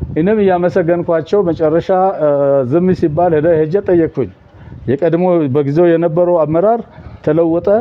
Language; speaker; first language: Amharic; non-native, local second language; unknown